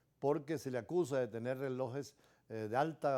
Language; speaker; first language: Spanish; native; Spanish